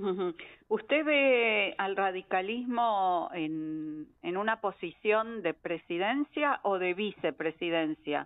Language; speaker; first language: Spanish; native; Spanish